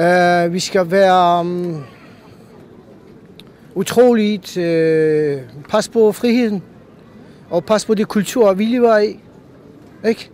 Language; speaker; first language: Danish; non-native, learner; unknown